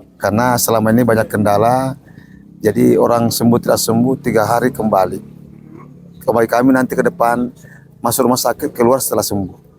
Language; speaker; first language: Indonesian; non-native, local second language; Buginese